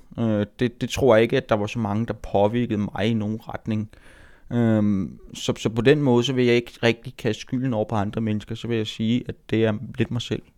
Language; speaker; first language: Danish; native; Danish